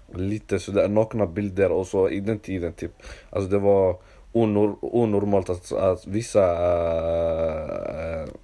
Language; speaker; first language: Swedish; non-native, local second language; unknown